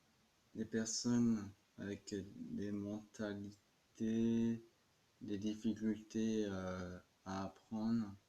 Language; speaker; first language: French; native; French